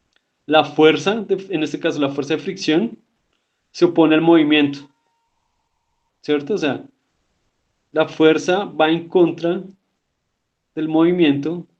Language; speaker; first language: Spanish; native; Spanish